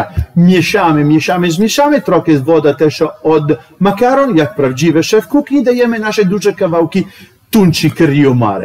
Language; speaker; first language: Polish; non-native, learner; Italian